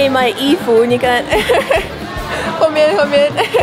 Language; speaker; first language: Chinese; non-native, fluent; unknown